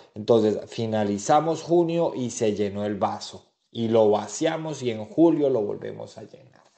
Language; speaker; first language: Spanish; native; Spanish